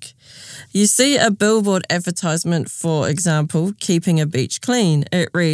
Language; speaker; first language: English; native; English